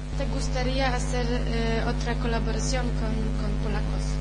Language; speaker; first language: Spanish; non-native, learner; Polish